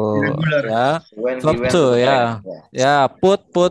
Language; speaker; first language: English; non-native, fluent; Indonesian